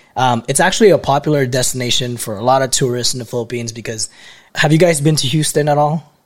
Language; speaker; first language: English; non-native, local second language; Filipino